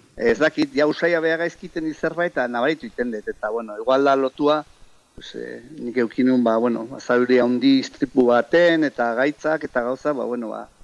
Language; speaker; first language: Basque; native; Basque